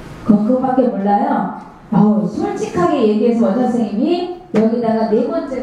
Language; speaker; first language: Korean; native; Korean